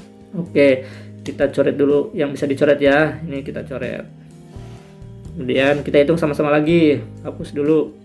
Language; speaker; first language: Indonesian; native; Indonesian